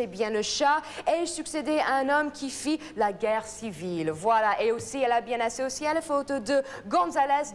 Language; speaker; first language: French; non-native, fluent; English